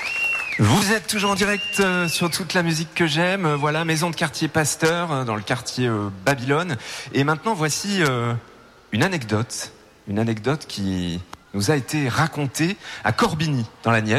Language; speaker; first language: French; native; French